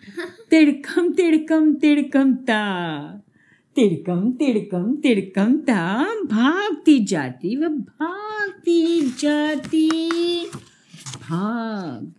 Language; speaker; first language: Hindi; native; Hindi